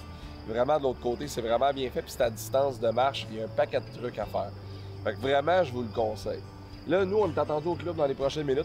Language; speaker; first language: French; native; French